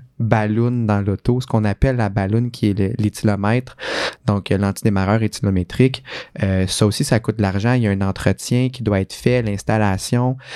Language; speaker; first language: French; native; French